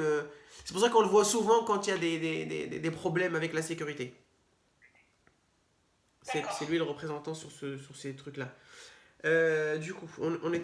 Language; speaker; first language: French; native; French